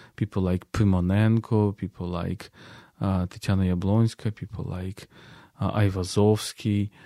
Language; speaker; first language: English; non-native, fluent; Ukrainian